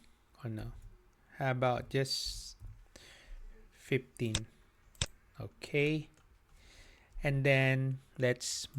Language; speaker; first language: English; non-native, local second language; Filipino